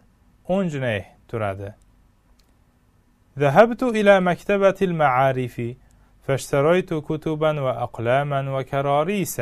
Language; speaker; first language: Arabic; non-native, fluent; Uzbek